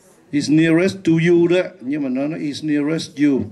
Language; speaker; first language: English; non-native, fluent; Vietnamese